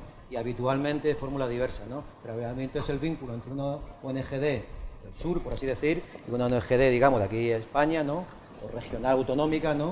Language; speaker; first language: Spanish; native; Spanish